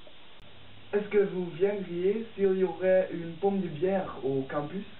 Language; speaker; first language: French; non-native, learner; Dutch